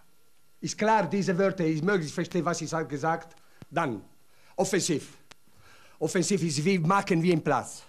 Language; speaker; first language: German; non-native, learner; Italian